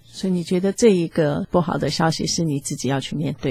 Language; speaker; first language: Chinese; native; Chinese